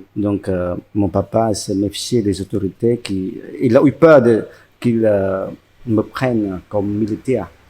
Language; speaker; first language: French; non-native, fluent; Khmer